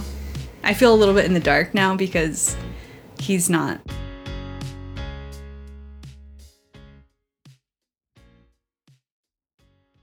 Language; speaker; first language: English; native; English